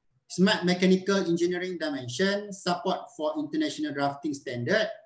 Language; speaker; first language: English; non-native, local second language; Malay